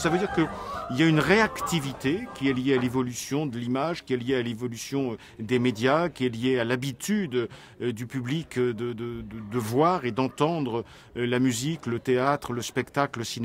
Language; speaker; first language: French; native; French